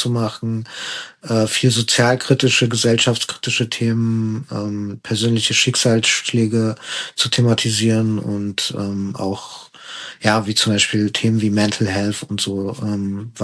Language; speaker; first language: German; early bilingual, other home language; Persian